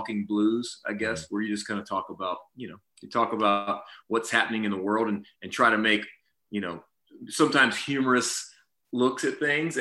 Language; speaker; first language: English; native; English